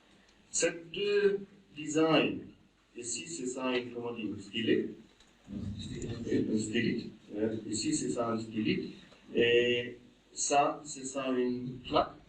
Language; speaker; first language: French; non-native, learner; German